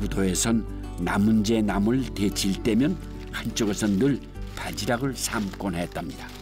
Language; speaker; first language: Korean; native; Korean